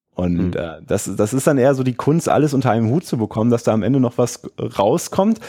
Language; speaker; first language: German; native; German